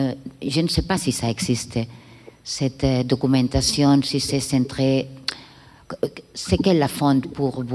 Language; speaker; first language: French; non-native, learner; Catalan